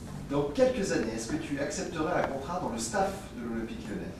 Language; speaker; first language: French; native; French